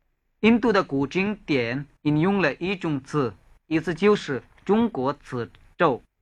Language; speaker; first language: Chinese; non-native, fluent; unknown